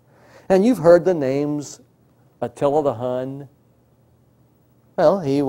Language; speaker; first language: English; native; English